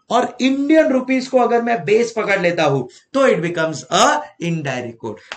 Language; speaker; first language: Hindi; native; Hindi